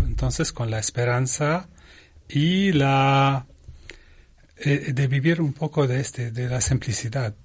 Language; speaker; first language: Spanish; non-native, learner; Arabic